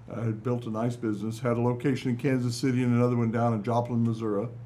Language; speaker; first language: English; native; English